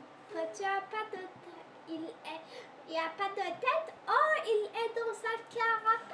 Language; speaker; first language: French; native; French